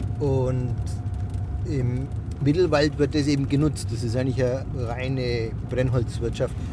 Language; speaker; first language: German; native; German